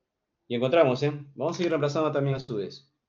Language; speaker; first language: Spanish; native; Spanish